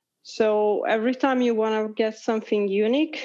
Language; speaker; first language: English; non-native, fluent; Hungarian